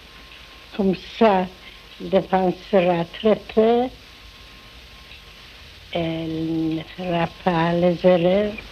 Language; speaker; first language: French; non-native, fluent; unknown